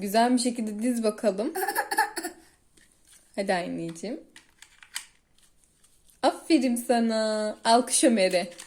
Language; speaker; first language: Turkish; native; Turkish